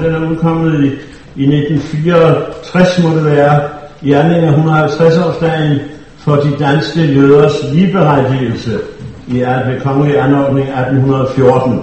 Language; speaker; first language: Danish; native; Danish